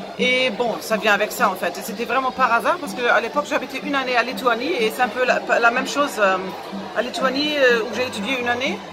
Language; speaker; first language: French; non-native, fluent; German